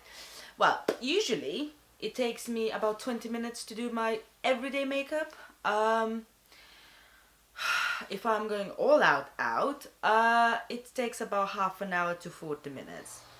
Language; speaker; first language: English; non-native, fluent; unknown